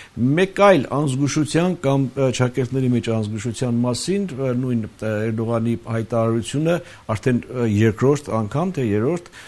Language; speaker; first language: Armenian; native; Armenian